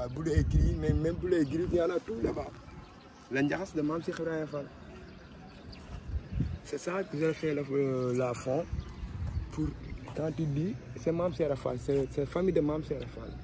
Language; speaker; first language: French; non-native, local second language; Wolof